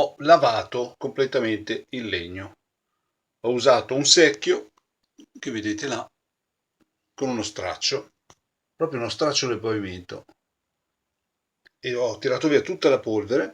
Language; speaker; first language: Italian; native; Italian